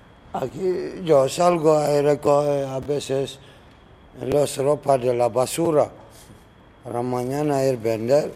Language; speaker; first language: Spanish; non-native, learner; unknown